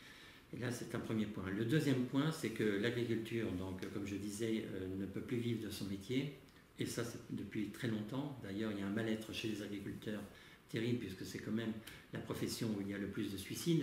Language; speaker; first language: French; native; French